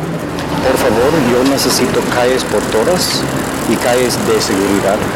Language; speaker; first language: Spanish; non-native, learner; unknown